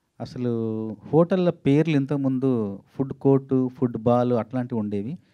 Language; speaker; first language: Telugu; native; Telugu